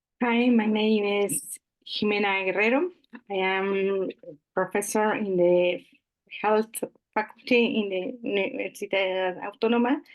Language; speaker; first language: English; non-native, learner; Spanish